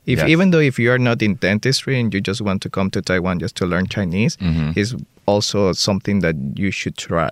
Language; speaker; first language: English; non-native, fluent; Spanish